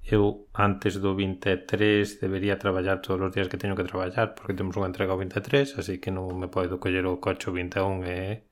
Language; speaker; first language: Galician; native; Galician